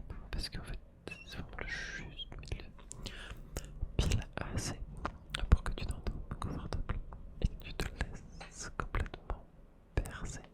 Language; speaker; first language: French; native; French